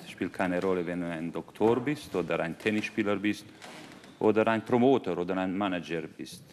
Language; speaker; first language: German; non-native, fluent; Romanian